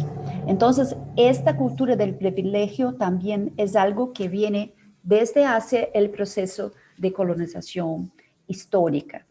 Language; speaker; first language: Spanish; non-native, fluent; Portuguese